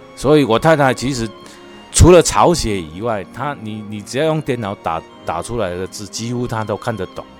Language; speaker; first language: Chinese; native; Chinese